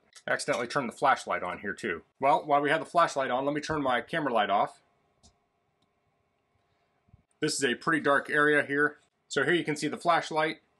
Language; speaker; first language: English; native; English